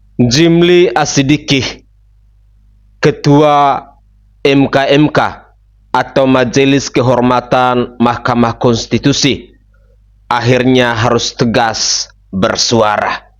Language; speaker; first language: Indonesian; native; Indonesian